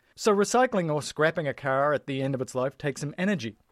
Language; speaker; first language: English; native; English